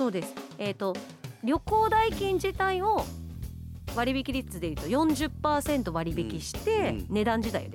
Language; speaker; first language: Japanese; native; Japanese